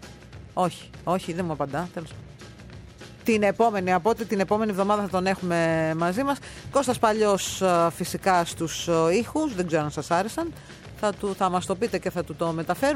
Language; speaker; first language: Greek; native; Greek